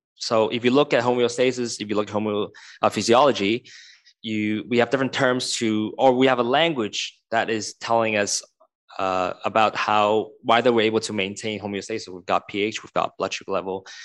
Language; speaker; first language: English; non-native, local second language; Cantonese